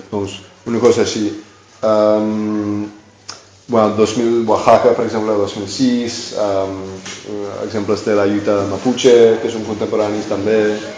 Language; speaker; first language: Catalan; non-native, fluent; English